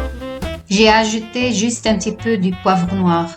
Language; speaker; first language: French; non-native, fluent; Italian